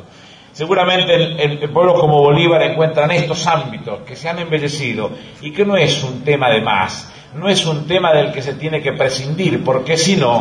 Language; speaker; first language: Spanish; native; Spanish